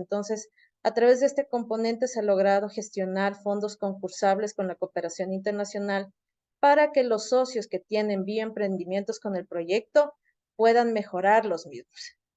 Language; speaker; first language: Spanish; native; Spanish